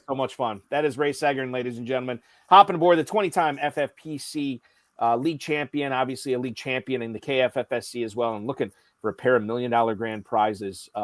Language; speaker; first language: English; native; English